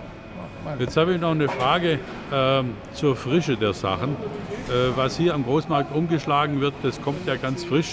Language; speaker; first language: German; native; German